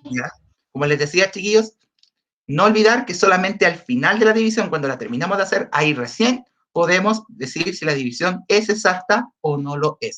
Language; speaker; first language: Spanish; native; Spanish